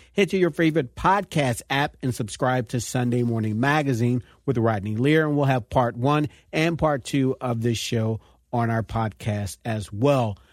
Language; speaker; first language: English; native; English